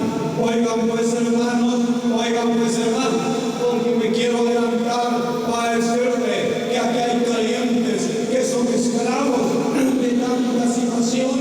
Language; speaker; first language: Spanish; native; Spanish